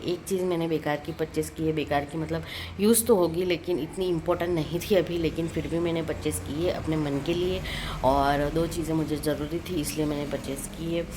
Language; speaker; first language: Hindi; non-native, local second language; Gujarati